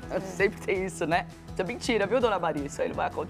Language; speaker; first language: Portuguese; native; Portuguese